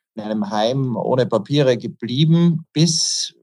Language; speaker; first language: German; native; German